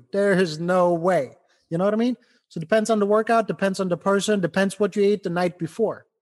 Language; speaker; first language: English; non-native, fluent; Ukrainian